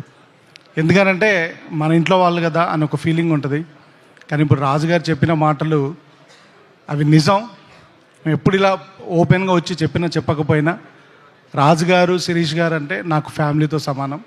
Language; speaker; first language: Telugu; native; Telugu